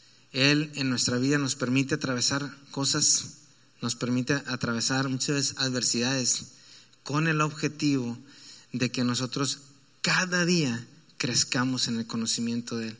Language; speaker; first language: Spanish; native; Spanish